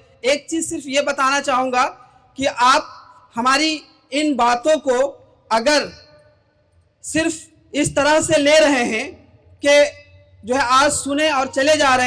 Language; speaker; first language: Hindi; native; Hindi